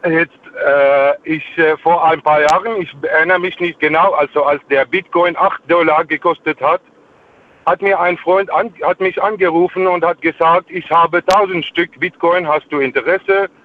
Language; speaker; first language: German; non-native, fluent; Arabic